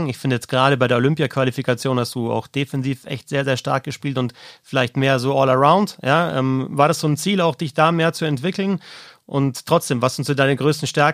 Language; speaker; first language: German; native; German